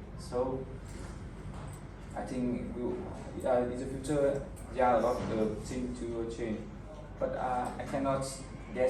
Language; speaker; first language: English; non-native, learner; Vietnamese